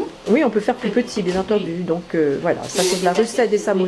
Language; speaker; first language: French; native; French